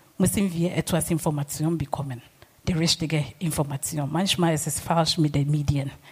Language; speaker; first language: German; non-native, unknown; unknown